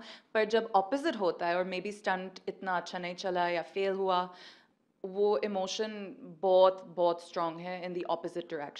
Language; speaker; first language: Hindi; early bilingual, heritage; Hindi